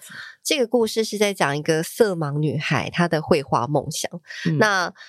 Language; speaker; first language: Chinese; native; Chinese